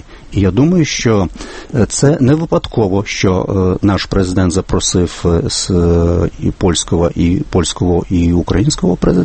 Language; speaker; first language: Ukrainian; non-native, fluent; Lithuanian